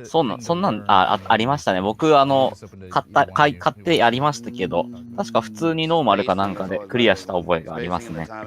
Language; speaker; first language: Japanese; native; Japanese